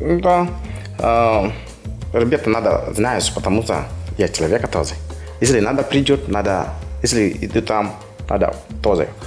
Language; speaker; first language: Russian; non-native, learner; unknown